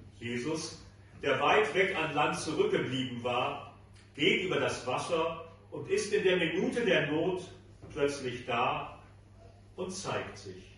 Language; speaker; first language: German; native; German